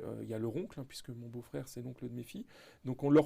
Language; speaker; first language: French; native; French